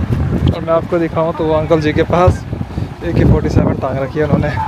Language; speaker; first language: Hindi; native; Hindi